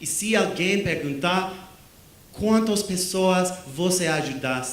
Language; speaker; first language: Portuguese; non-native, learner; English